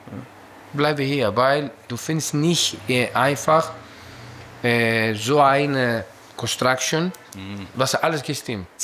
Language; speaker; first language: German; non-native, learner; Greek